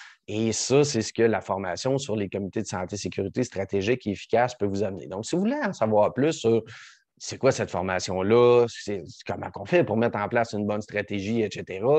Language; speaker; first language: French; native; French